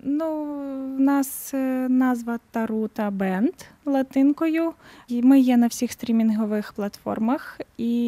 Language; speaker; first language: Ukrainian; native; Ukrainian